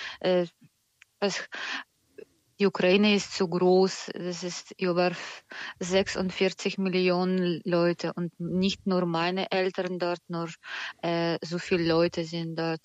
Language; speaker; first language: German; non-native, learner; Ukrainian